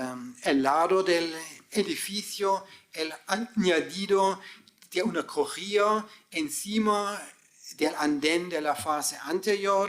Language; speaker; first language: Spanish; non-native, fluent; German